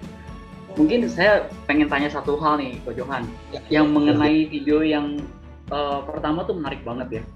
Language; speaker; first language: Indonesian; native; Indonesian